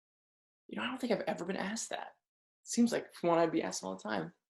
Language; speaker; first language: English; native; English